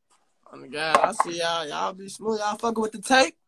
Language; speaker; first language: English; native; English